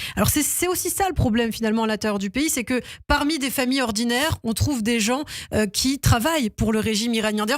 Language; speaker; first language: French; native; French